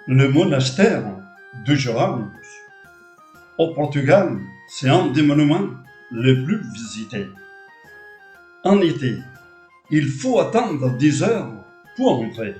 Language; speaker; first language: French; non-native, fluent; Portuguese